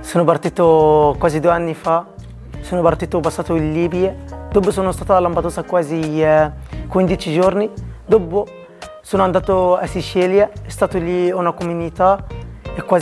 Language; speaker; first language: Italian; non-native, learner; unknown